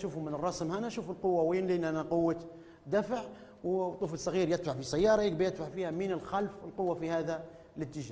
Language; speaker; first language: Arabic; native; Arabic